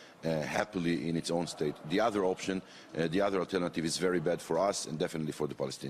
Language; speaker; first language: English; non-native, fluent; Hebrew